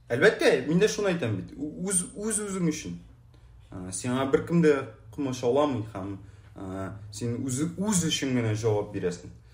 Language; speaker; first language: Tatar; native; Tatar